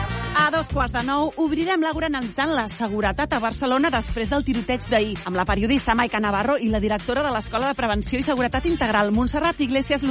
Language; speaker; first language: Catalan; native; Catalan